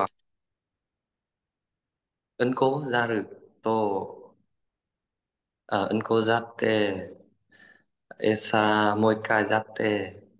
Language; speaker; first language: Japanese; non-native, learner; Vietnamese